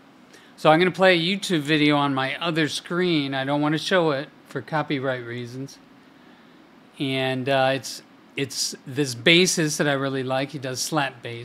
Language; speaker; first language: English; native; English